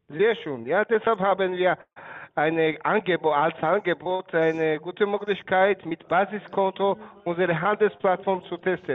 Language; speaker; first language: German; non-native, learner; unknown